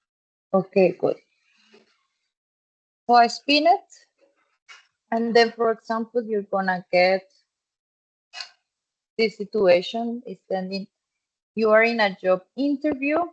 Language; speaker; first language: English; non-native, fluent; Spanish